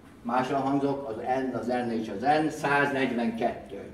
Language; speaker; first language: Hungarian; early bilingual, heritage; Hungarian